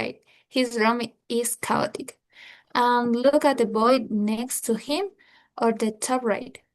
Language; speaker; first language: English; non-native, learner; Spanish